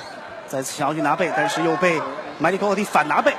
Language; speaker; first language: Chinese; native; Chinese